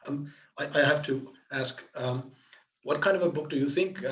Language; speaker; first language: English; non-native, fluent; Finnish